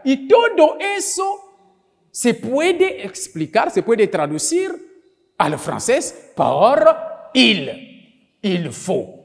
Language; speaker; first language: Spanish; non-native, local second language; French